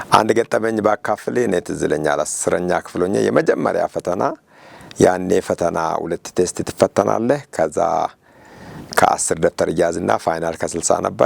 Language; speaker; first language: Amharic; non-native, local second language; Oromo